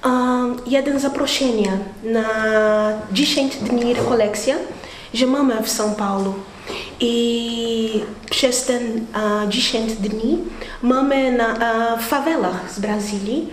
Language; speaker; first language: Polish; non-native, learner; Portuguese